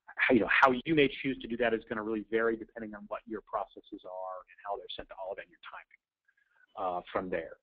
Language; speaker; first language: English; native; English